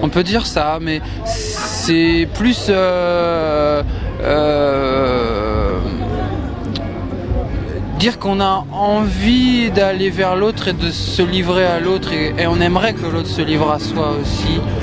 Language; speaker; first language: French; native; French